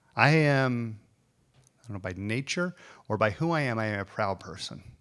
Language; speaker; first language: English; native; English